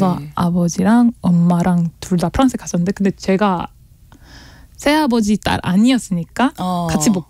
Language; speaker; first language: Korean; non-native, learner; French